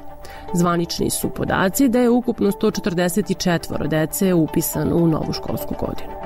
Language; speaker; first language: Serbian; native; Serbian